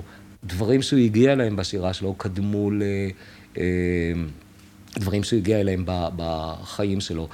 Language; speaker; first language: Hebrew; native; Hebrew